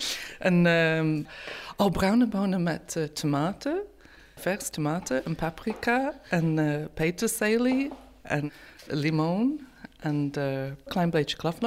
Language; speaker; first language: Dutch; non-native, learner; English